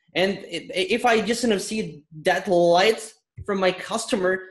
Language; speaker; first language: English; non-native, fluent; Turkish